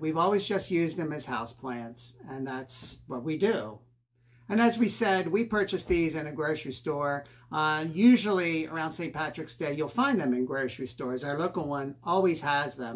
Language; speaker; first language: English; native; English